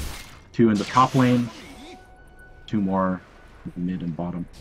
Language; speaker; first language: English; native; English